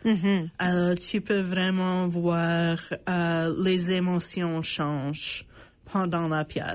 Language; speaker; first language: French; non-native, local second language; English